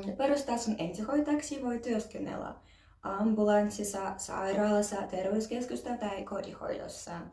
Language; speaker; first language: Finnish; non-native, learner; Ukrainian